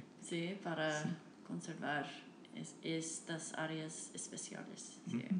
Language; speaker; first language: Spanish; non-native, fluent; English